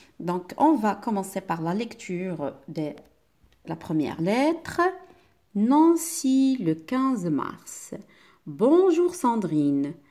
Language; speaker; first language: French; non-native, local second language; Arabic